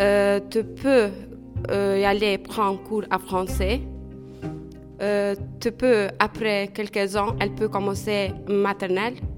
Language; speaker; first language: French; non-native, learner; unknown